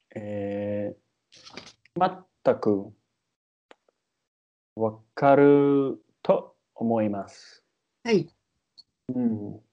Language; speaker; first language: Japanese; non-native, learner; English